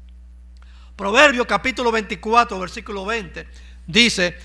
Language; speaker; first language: Spanish; native; Spanish